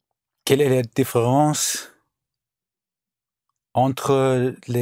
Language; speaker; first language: French; non-native, learner; English